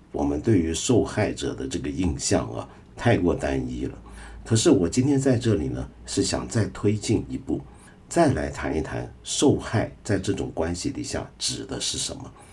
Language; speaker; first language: Chinese; non-native, local second language; Cantonese